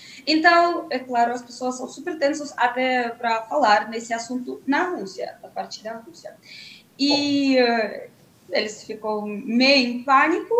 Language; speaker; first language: Portuguese; non-native, fluent; Russian